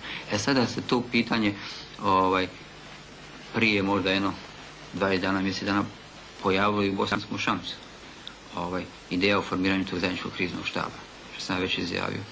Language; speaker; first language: Bosnian; native; Bosnian